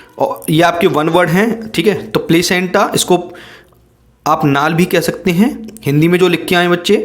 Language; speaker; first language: Hindi; native; Hindi